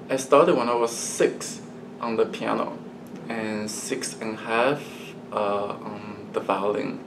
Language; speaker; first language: English; early bilingual, other home language; Chinese